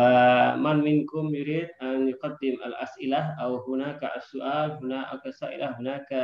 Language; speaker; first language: Arabic; non-native, fluent; Indonesian